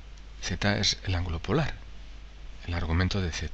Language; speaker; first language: Spanish; native; Spanish